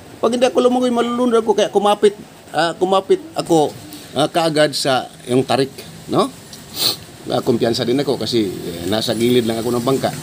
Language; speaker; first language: Filipino; non-native, local second language; Cebuano